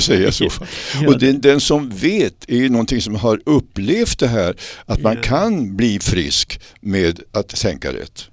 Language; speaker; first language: Swedish; native; Swedish